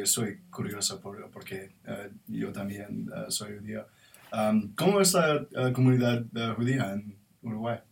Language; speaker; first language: Spanish; non-native, learner; English